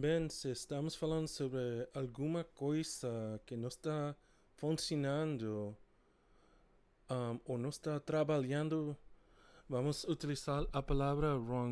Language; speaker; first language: Portuguese; non-native, fluent; English